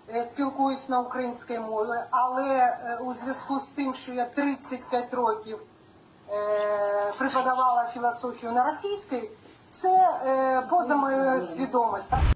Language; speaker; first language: Ukrainian; non-native, local second language; Russian